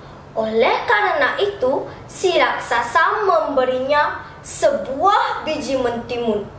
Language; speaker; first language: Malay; non-native, local second language; Balinese